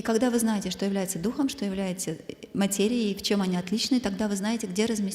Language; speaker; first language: Russian; native; Russian